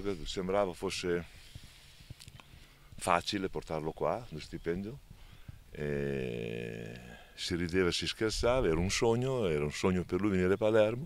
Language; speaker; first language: Italian; native; Italian